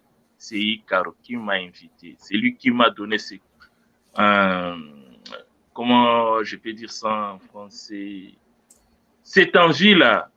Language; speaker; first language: French; non-native, local second language; Luba-Lulua